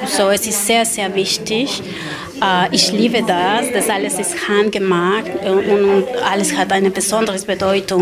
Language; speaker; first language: German; non-native, learner; Spanish